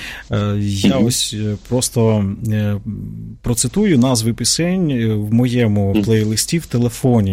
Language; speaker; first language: Ukrainian; native; Ukrainian